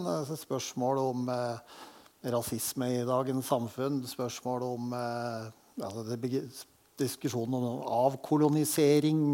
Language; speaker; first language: Norwegian; native; Norwegian